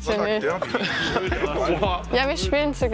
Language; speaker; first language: German; native; German